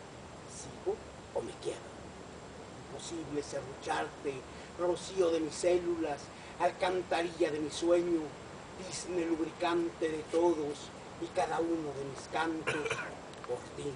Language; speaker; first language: Spanish; native; Spanish